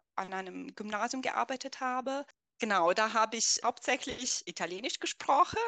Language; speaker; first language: German; non-native, fluent; Italian